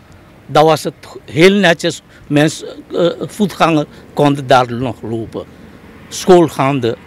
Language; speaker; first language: Dutch; non-native, local second language; Caribbean Hindustani